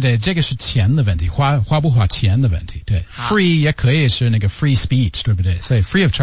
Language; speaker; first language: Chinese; non-native, learner; English